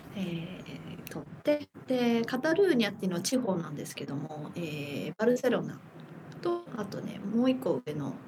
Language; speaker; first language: Japanese; early bilingual, heritage; Japanese